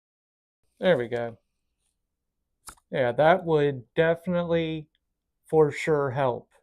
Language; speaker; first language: English; native; English